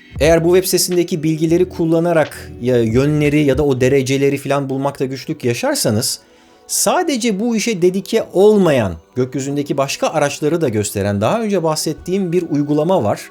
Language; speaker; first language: Turkish; native; Turkish